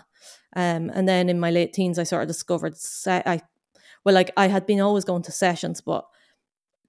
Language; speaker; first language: English; native; English